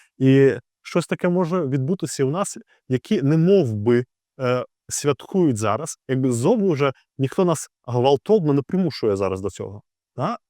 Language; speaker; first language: Ukrainian; native; Ukrainian